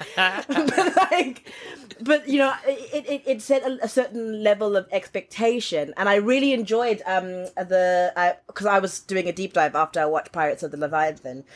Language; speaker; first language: English; non-native, local second language; Xhosa